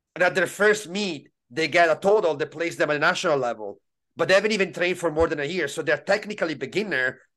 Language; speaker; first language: English; non-native, fluent; Italian